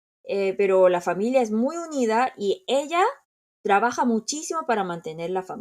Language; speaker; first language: Spanish; non-native, fluent; Korean